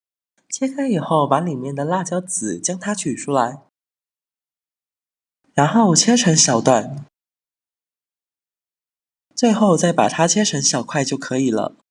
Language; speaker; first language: Chinese; native; Chinese